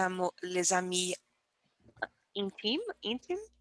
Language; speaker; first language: French; non-native, learner; Portuguese